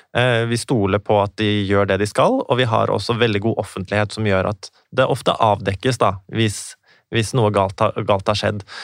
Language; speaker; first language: Norwegian; native; Norwegian